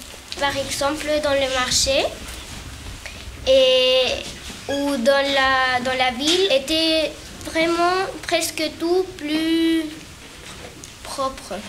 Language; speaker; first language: French; non-native, fluent; Spanish